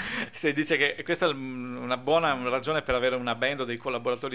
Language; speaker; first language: Italian; native; Italian